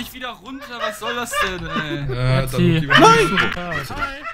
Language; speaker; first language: German; native; German